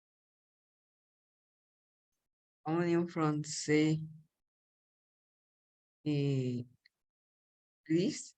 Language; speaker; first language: French; non-native, learner; Spanish